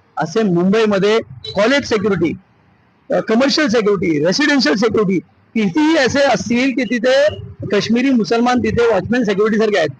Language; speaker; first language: Marathi; non-native, local second language; Hindi